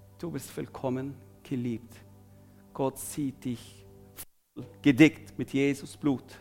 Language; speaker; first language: German; non-native, fluent; Arabic